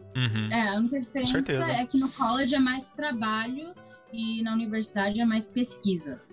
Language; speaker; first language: Portuguese; early bilingual, heritage; English